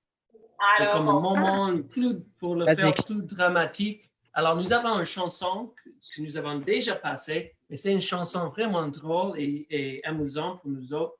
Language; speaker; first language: French; non-native, learner; English